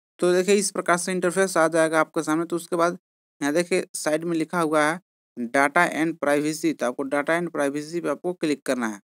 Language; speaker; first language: Hindi; native; Hindi